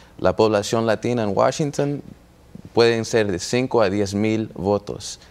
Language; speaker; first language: Spanish; early bilingual, heritage; Spanish